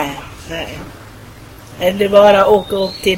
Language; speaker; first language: Swedish; non-native, fluent; Thai